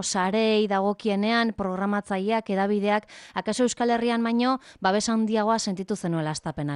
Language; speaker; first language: Basque; native; Basque